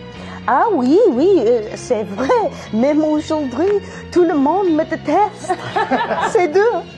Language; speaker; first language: French; non-native, learner; English